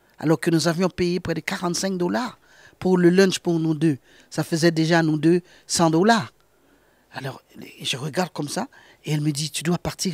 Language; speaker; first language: French; non-native, local second language; Haitian Creole